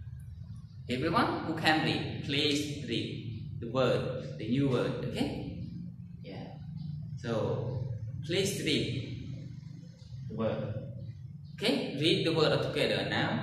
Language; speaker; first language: English; non-native, learner; Khmer